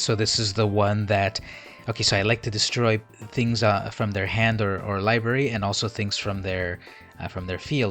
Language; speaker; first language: English; native; English